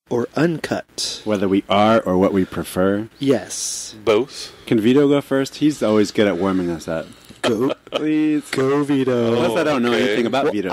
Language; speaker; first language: English; native; English